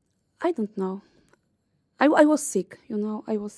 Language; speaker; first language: English; non-native, learner; Polish